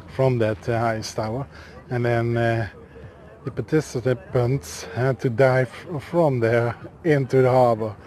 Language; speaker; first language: English; non-native, fluent; Dutch